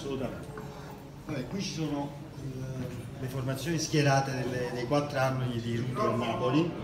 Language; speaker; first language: Italian; native; Italian